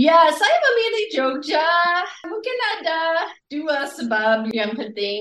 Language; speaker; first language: Indonesian; non-native, fluent; English